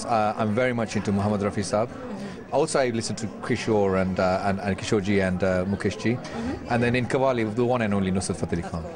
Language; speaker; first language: English; native; English